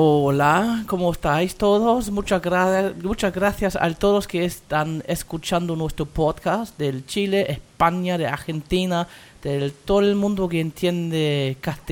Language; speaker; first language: Spanish; non-native, fluent; German